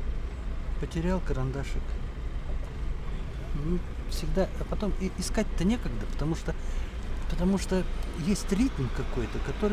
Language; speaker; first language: Russian; native; Russian